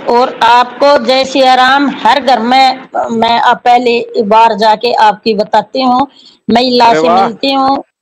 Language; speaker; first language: Hindi; native; Hindi